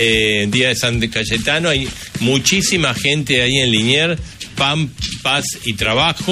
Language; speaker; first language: Spanish; native; Spanish